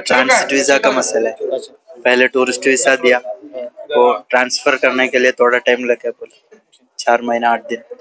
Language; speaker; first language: Hindi; non-native, local second language; Malayalam